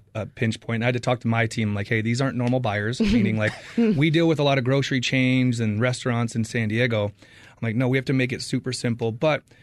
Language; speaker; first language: English; native; English